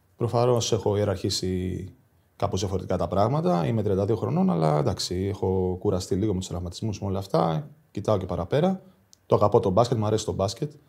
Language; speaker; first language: Greek; native; Greek